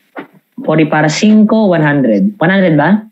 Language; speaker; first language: Spanish; non-native, fluent; Filipino